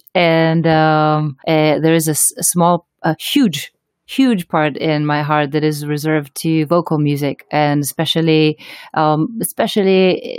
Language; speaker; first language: English; non-native, fluent; Hebrew